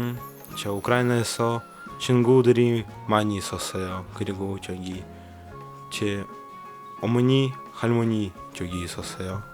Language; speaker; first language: Korean; non-native, learner; Russian